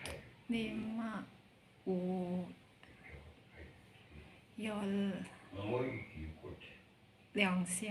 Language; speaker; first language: Chinese; non-native, learner; Indonesian